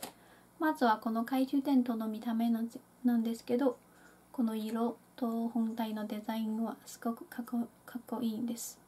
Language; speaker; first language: Japanese; non-native, fluent; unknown